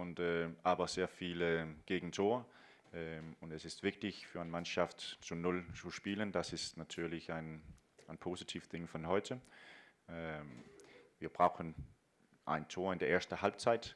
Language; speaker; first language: German; non-native, fluent; Danish